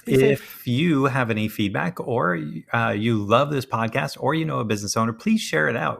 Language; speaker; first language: English; native; English